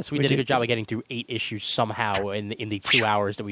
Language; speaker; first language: English; native; English